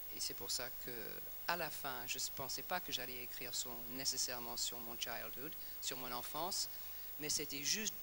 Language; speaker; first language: French; non-native, fluent; English